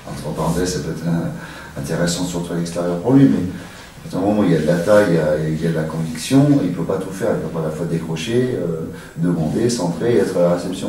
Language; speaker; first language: French; native; French